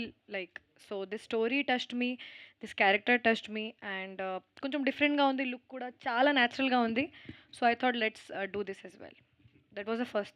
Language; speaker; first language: Telugu; non-native, fluent; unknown